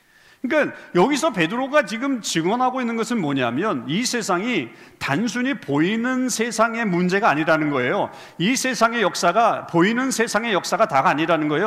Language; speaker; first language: Korean; native; Korean